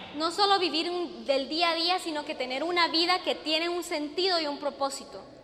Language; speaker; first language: Spanish; non-native, fluent; English